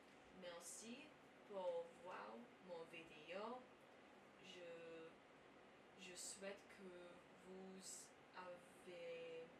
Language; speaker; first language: French; non-native, learner; English